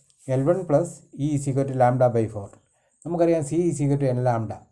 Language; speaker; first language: Malayalam; native; Malayalam